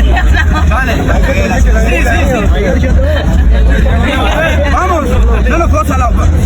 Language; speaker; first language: Spanish; non-native, learner; Punjabi